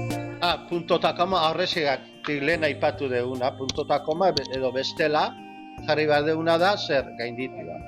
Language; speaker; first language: Basque; native; Basque